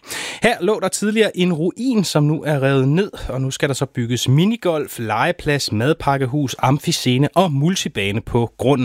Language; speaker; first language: Danish; native; Danish